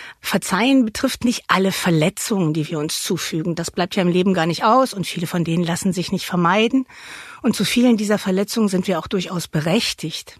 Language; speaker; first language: German; native; German